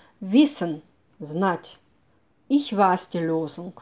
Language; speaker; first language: German; non-native, fluent; Russian